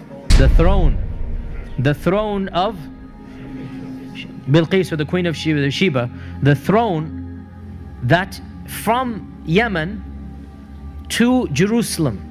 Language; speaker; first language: English; native; English